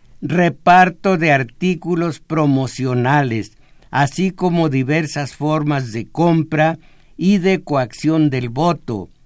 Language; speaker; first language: Spanish; native; Spanish